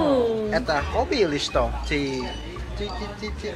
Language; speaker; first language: Russian; non-native, learner; Indonesian